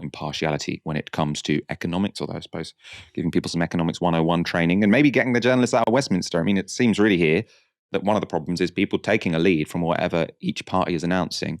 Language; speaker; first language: English; native; English